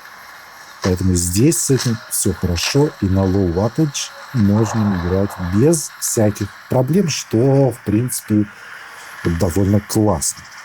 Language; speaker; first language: Russian; native; Russian